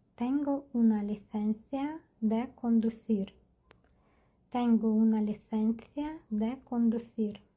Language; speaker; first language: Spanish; non-native, fluent; Ukrainian